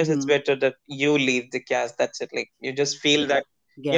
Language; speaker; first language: English; non-native, local second language; Hindi